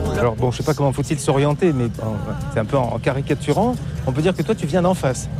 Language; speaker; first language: French; native; French